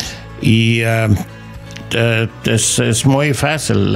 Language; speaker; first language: Spanish; non-native, learner; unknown